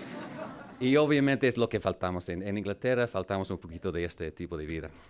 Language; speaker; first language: Spanish; non-native, fluent; English